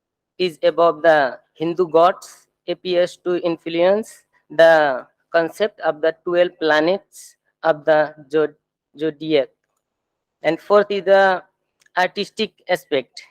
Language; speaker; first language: English; non-native, fluent; Thai